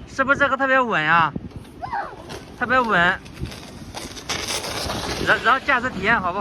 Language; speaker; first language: Chinese; native; Chinese